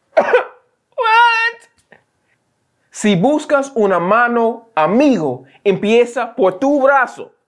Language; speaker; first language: Spanish; non-native, learner; English